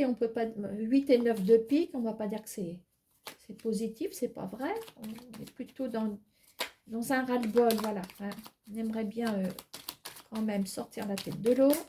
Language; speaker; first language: French; native; French